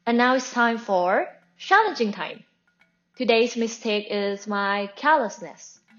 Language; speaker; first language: English; non-native, learner; Thai